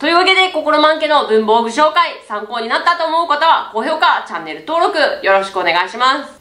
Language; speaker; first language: Japanese; native; Japanese